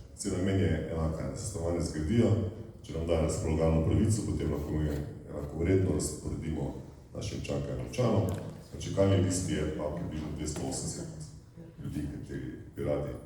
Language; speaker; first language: Slovenian; native; Slovenian